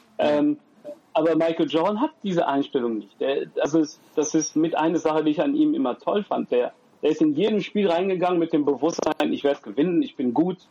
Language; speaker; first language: German; early bilingual, other home language; French